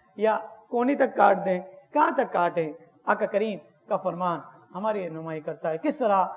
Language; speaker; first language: Urdu; non-native, local second language; Memoni